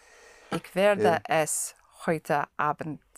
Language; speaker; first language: German; non-native, learner; English